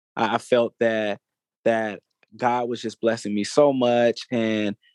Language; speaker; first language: English; native; English